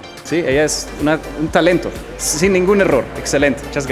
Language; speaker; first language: Spanish; non-native, fluent; English